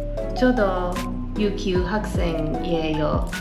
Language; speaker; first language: Korean; non-native, learner; English